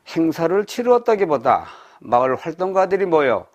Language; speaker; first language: Korean; native; Korean